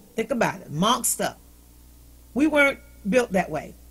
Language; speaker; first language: English; native; English